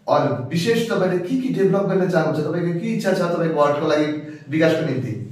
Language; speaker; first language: Nepali; native; Nepali